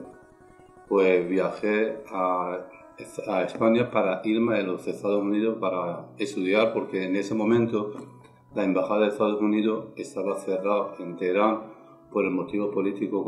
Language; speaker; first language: Spanish; non-native, fluent; Persian